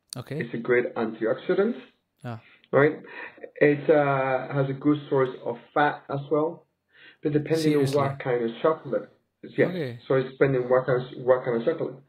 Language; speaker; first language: English; native; English